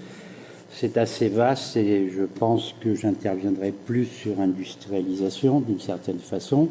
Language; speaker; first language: French; native; French